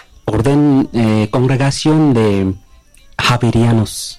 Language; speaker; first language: Spanish; non-native, learner; Bangla